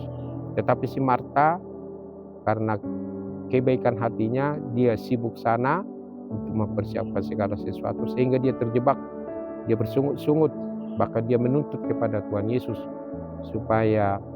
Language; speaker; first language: Indonesian; native; Indonesian